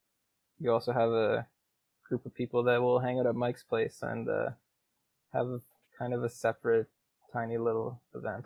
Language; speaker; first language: English; native; English